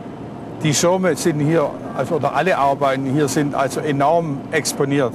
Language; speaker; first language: German; native; German